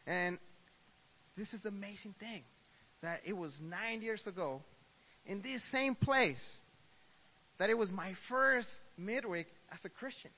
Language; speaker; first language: English; early bilingual, other home language; Spanish